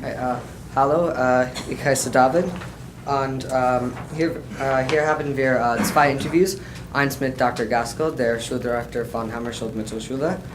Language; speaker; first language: German; non-native, learner; English